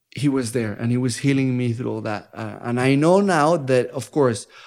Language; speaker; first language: English; non-native, fluent; Spanish